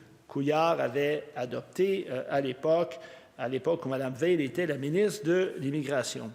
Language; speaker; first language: French; native; French